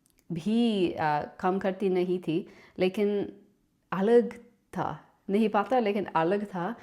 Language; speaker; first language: Hindi; non-native, learner; English